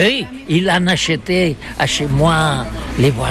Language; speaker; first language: French; non-native, learner; Catalan